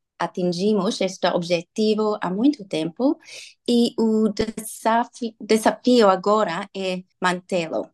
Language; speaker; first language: Portuguese; non-native, learner; English